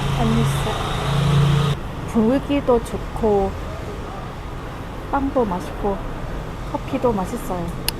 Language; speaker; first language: Korean; non-native, learner; Vietnamese